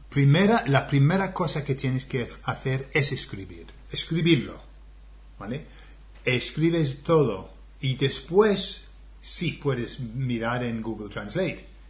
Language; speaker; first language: Spanish; non-native, fluent; English